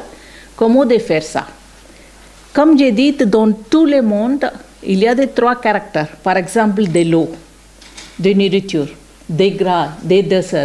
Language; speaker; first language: French; non-native, learner; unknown